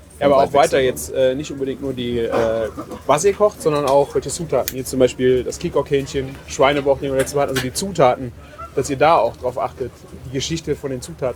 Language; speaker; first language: German; native; German